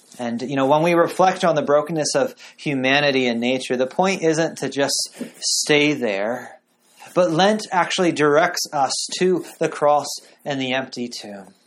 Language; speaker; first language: English; native; English